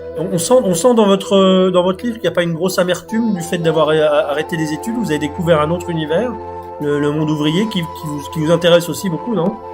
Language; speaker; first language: French; native; French